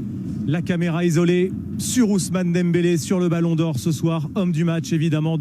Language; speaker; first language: French; native; French